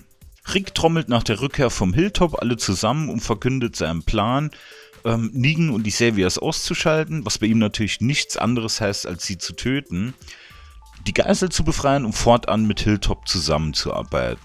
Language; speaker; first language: German; native; German